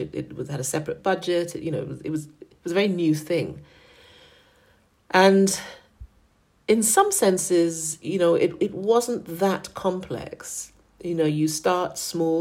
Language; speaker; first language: English; native; English